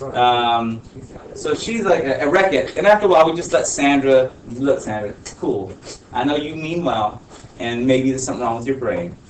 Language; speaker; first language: English; early bilingual, other home language; Spanish